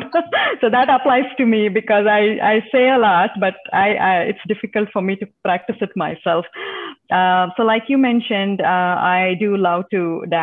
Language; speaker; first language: English; non-native, local second language; Telugu